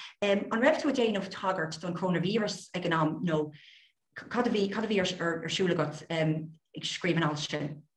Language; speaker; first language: Irish; non-native, local second language; English